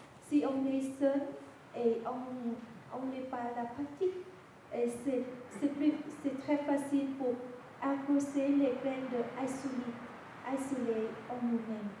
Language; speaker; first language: French; non-native, fluent; Vietnamese